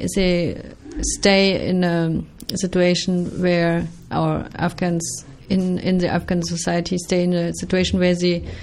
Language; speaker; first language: English; non-native, fluent; German